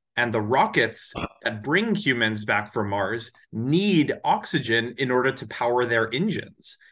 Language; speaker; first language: English; native; English